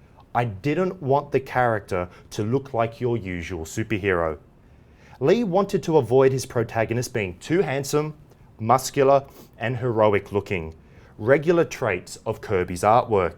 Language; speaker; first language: English; native; English